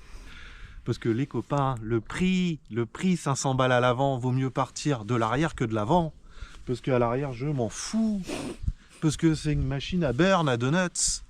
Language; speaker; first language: French; native; French